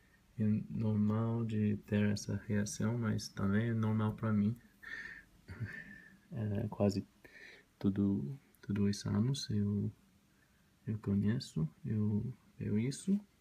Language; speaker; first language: Portuguese; non-native, learner; Spanish